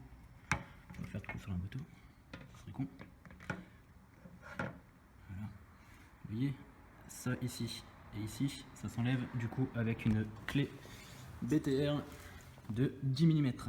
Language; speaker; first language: French; native; French